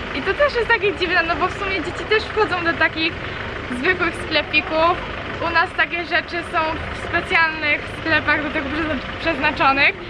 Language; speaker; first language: Polish; native; Polish